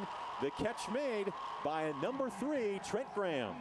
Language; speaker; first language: English; native; English